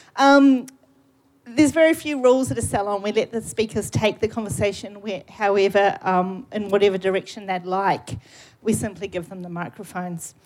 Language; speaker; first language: English; native; English